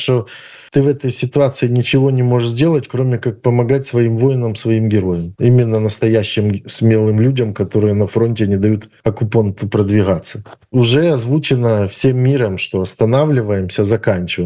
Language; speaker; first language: Russian; native; Russian